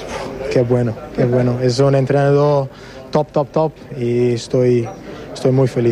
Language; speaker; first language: Spanish; non-native, learner; English